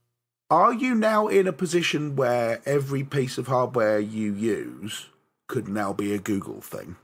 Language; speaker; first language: English; native; English